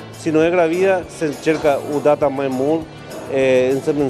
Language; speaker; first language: Romanian; non-native, learner; Spanish